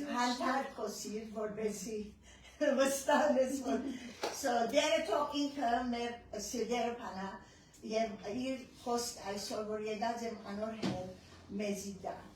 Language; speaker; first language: Armenian; early bilingual, heritage; Armenian